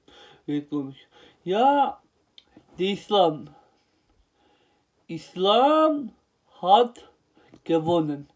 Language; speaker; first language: German; non-native, learner; Turkish